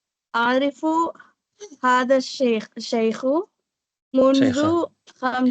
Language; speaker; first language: Arabic; non-native, learner; Tamil